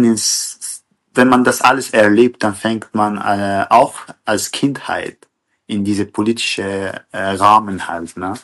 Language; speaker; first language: German; non-native, fluent; Kurdish